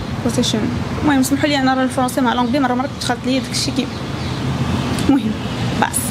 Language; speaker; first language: Arabic; native; Arabic